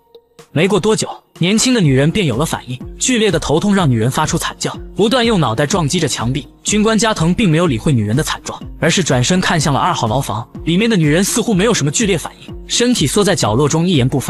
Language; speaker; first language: Chinese; native; Chinese